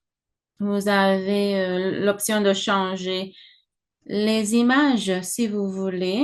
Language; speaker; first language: French; non-native, fluent; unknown